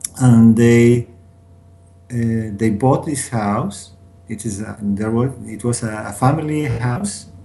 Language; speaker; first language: English; non-native, learner; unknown